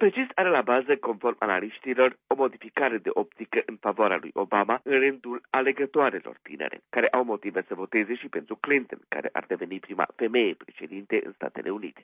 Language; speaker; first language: Romanian; native; Romanian